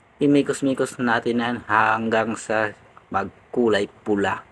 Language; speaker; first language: Filipino; non-native, local second language; Bikol